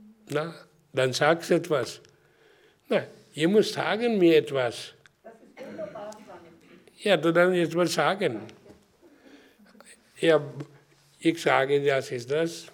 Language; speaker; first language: German; non-native, learner; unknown